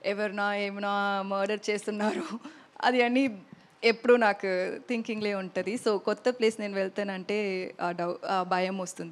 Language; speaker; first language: Telugu; non-native, learner; Tamil